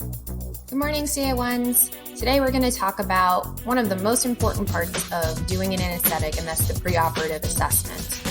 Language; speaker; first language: English; native; English